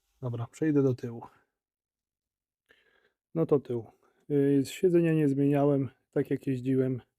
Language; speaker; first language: Polish; native; Polish